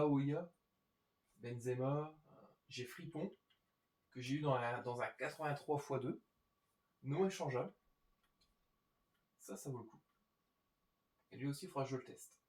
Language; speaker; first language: French; native; French